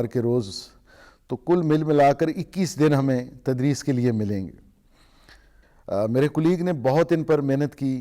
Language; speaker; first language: Urdu; non-native, local second language; Punjabi